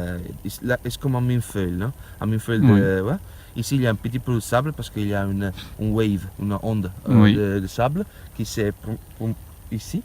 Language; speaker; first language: French; non-native, learner; Italian